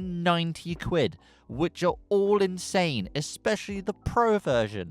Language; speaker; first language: English; native; English